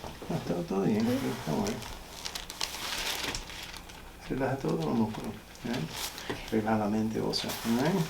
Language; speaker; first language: Spanish; early bilingual, heritage; Spanish